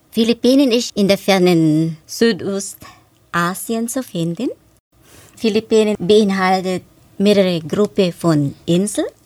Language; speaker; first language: German; non-native, fluent; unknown